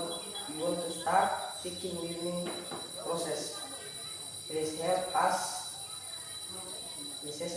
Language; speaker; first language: English; non-native, learner; Indonesian